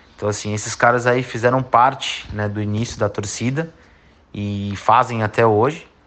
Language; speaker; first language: Portuguese; native; Portuguese